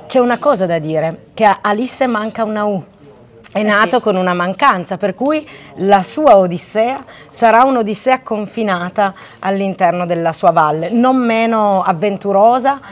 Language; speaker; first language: Italian; non-native, local second language; Occitan